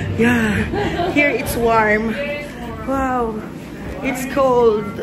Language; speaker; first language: English; non-native, local second language; Filipino